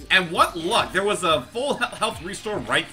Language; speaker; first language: English; native; English